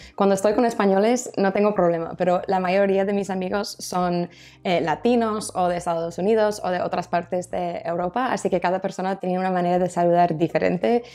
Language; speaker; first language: Spanish; non-native, fluent; English